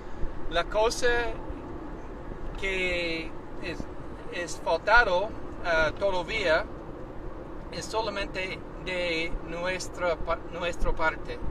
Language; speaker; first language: Spanish; non-native, learner; English